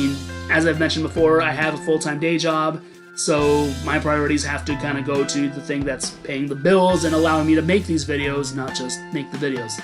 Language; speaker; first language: English; native; English